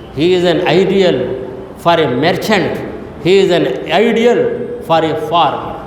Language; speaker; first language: English; non-native, local second language; Urdu